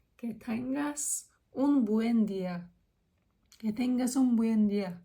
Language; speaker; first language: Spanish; non-native, learner; Turkish